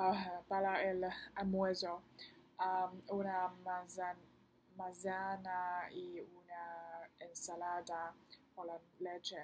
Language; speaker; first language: Spanish; non-native, learner; Chinese